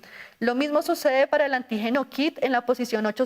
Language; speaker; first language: Spanish; native; Spanish